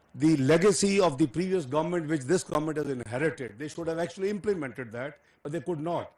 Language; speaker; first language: English; non-native, local second language; Urdu